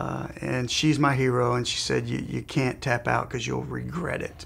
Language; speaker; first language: English; native; English